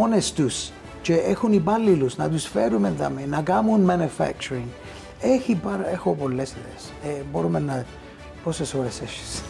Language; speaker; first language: Greek; early bilingual, heritage; Greek